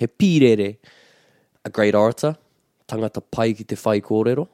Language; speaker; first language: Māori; non-native, local second language; English